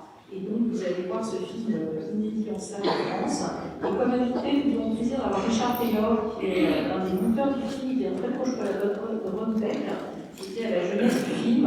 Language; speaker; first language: French; native; French